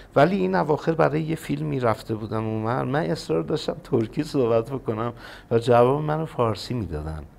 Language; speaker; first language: Persian; non-native, local second language; Azerbaijani